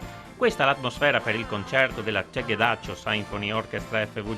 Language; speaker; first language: Italian; native; Italian